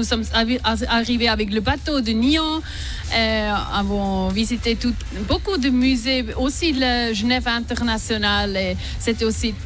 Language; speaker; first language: French; non-native, local second language; Swiss German